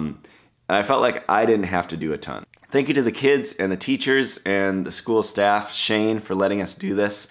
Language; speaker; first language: English; native; English